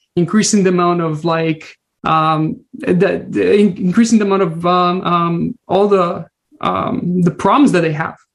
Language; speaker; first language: English; non-native, fluent; Portuguese